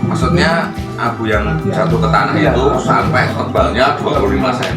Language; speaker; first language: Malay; non-native, local second language; Javanese